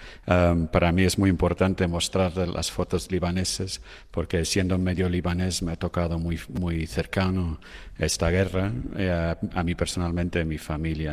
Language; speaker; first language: Spanish; non-native, fluent; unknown